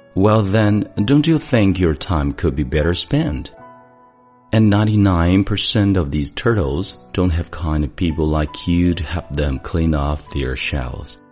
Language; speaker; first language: English; non-native, fluent; Chinese